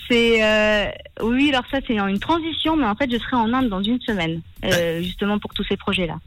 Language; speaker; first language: French; early bilingual, other home language; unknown